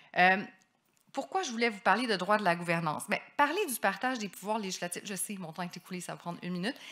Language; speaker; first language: French; native; French